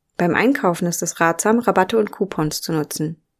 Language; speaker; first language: German; native; German